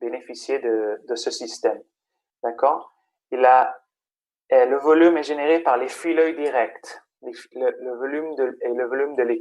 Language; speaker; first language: French; non-native, fluent; Spanish